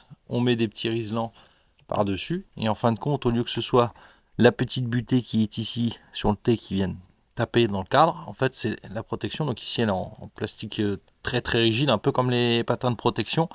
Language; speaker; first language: French; native; French